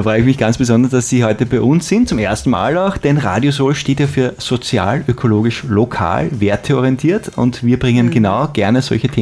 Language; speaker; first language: German; native; German